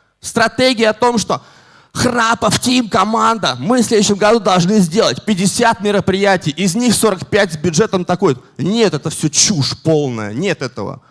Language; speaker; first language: Russian; native; Russian